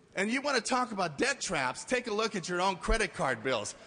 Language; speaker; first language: English; native; English